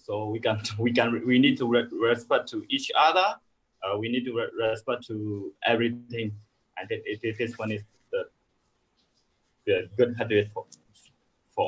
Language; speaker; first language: English; non-native, learner; Burmese